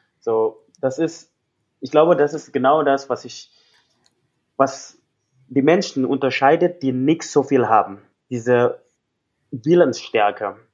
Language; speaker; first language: German; non-native, fluent; Indonesian